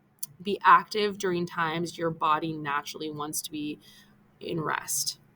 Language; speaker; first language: English; native; English